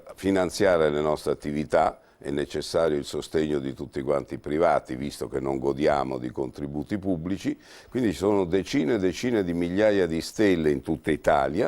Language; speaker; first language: Italian; native; Italian